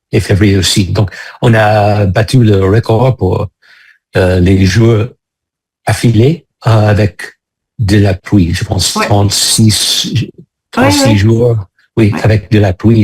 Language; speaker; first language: French; non-native, fluent; English